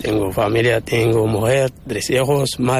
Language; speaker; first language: Spanish; non-native, learner; Arabic